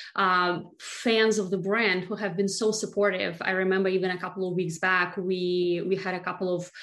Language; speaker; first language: English; non-native, fluent; Russian